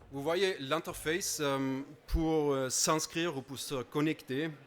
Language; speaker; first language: French; non-native, fluent; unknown